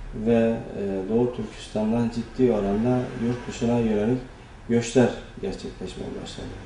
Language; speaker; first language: Turkish; native; Turkish